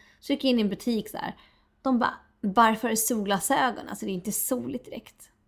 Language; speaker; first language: Swedish; native; Swedish